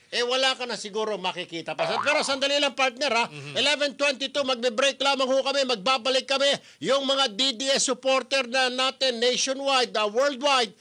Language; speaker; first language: Filipino; native; Filipino